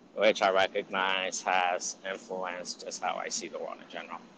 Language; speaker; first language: English; early bilingual, other home language; Akan